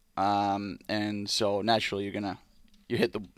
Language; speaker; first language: English; non-native, fluent; Finnish